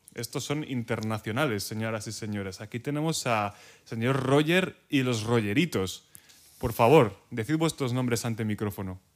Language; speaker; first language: Spanish; native; Spanish